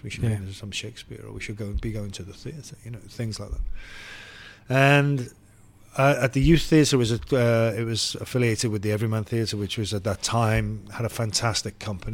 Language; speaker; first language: English; native; English